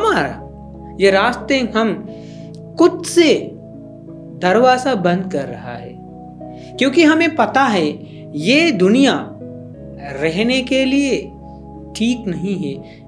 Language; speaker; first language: Hindi; non-native, fluent; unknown